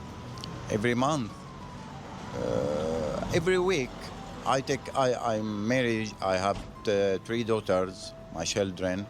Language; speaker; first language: English; non-native, learner; Arabic